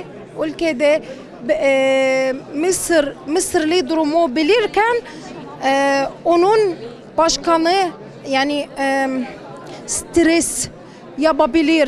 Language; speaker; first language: Turkish; non-native, learner; Arabic